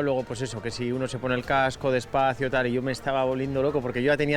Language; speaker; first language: Spanish; native; Spanish